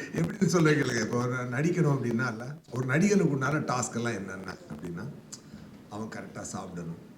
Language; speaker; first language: Tamil; native; Tamil